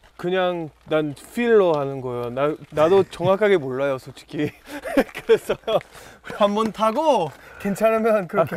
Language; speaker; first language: Korean; non-native, fluent; English